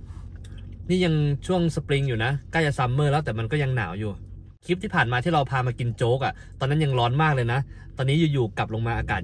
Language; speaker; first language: Thai; native; Thai